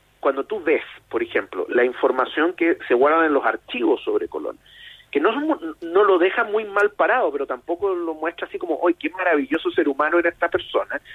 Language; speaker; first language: Spanish; native; Spanish